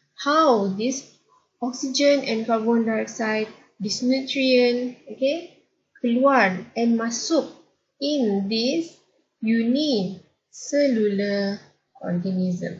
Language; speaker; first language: English; non-native, local second language; Malay